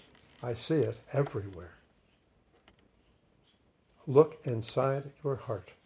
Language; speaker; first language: English; native; English